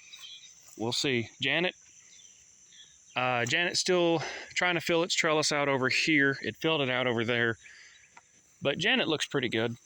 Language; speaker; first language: English; native; English